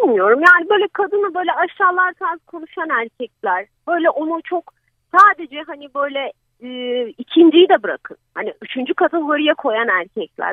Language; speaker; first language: Turkish; native; Turkish